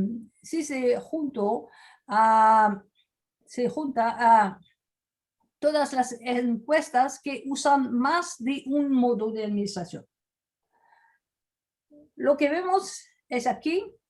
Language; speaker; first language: Spanish; non-native, fluent; French